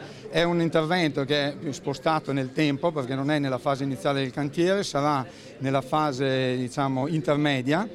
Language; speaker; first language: Italian; native; Italian